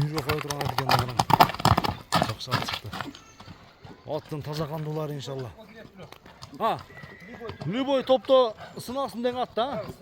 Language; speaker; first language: Kyrgyz; native; Kyrgyz